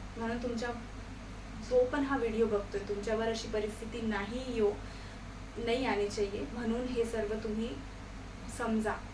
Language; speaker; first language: Marathi; non-native, local second language; Hindi